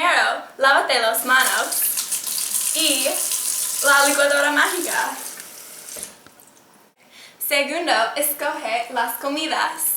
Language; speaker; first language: Spanish; non-native, learner; English